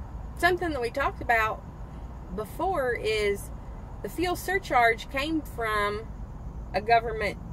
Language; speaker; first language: English; native; English